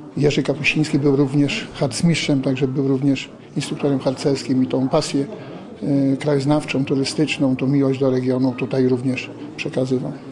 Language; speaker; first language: Polish; native; Polish